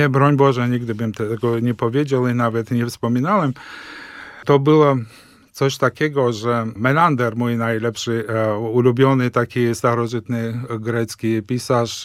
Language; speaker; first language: Polish; early bilingual, heritage; Polish